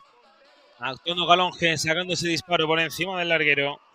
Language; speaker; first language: Spanish; native; Spanish